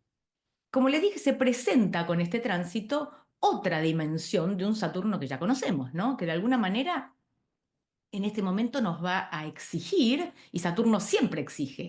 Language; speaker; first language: Spanish; native; Spanish